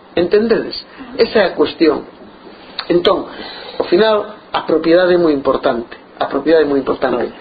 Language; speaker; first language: Galician; native; Galician